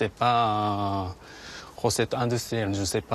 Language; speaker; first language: French; non-native, learner; Japanese